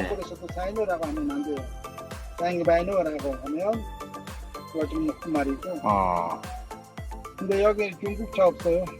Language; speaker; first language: Korean; non-native, learner; Mongolian